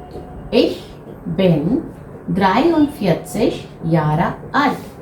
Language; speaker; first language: German; non-native, fluent; Hindi